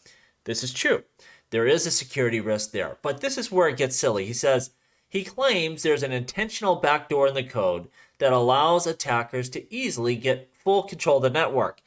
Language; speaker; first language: English; native; English